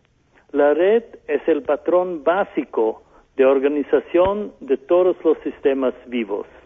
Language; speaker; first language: Spanish; non-native, fluent; German